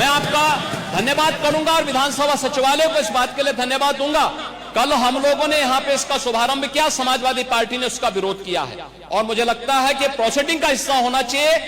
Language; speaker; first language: Hindi; native; Hindi